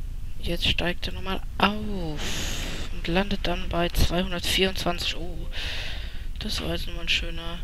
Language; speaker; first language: German; native; German